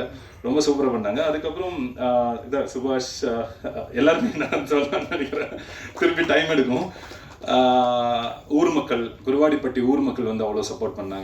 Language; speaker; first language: Tamil; native; Tamil